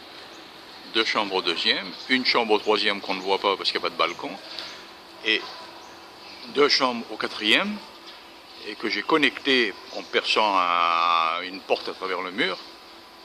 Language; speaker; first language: French; native; French